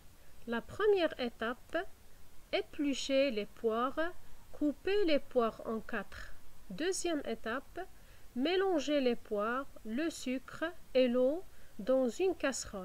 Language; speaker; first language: French; non-native, fluent; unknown